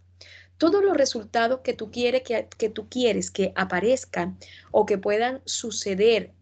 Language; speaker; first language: Spanish; native; Spanish